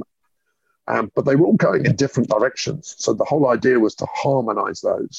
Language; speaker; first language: English; native; English